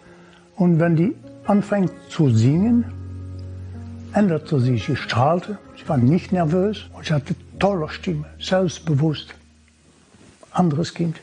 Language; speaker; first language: German; non-native, learner; Dutch